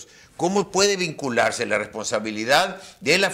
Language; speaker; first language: Spanish; native; Spanish